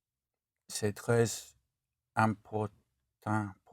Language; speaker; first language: French; non-native, learner; English